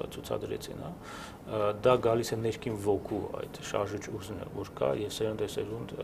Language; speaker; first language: Armenian; native; Armenian